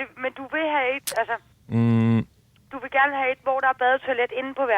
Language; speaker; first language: Danish; native; Danish